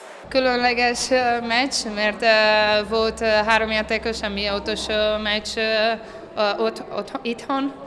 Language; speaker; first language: Hungarian; non-native, learner; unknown